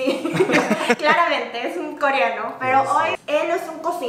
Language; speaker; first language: Spanish; early bilingual, other home language; Korean